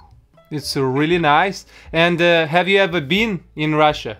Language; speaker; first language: English; non-native, learner; Russian